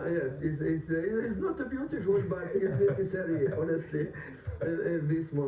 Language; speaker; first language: English; non-native, learner; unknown